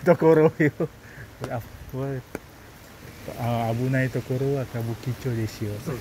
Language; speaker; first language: Japanese; non-native, learner; Indonesian